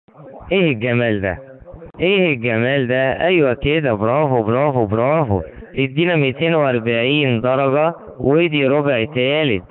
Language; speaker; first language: Arabic; native; Arabic